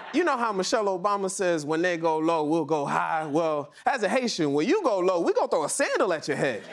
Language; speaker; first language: English; native; English